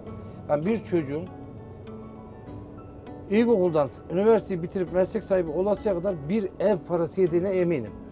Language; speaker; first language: Turkish; native; Turkish